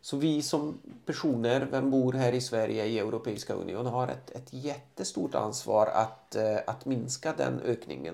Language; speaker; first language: Swedish; non-native, fluent; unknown